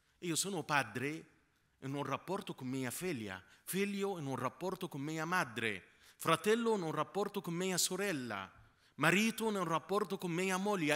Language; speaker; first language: Italian; non-native, fluent; Arabic